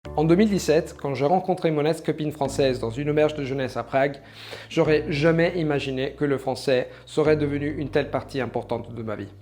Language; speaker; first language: French; non-native, fluent; Italian